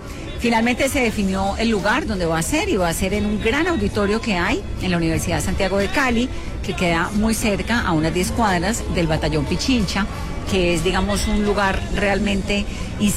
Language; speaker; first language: Spanish; native; Spanish